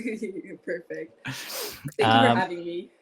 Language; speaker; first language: English; non-native, fluent; French